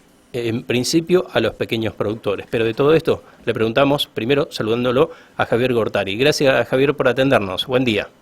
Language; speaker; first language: Spanish; native; Spanish